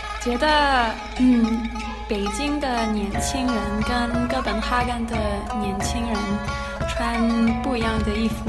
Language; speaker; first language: Chinese; non-native, learner; Danish